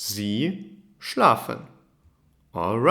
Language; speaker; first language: German; non-native, fluent; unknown